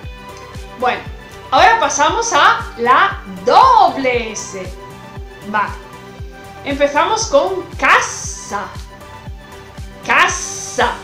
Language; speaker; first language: Spanish; non-native, fluent; Italian